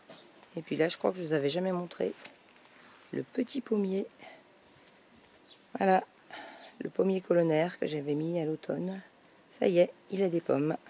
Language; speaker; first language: French; native; French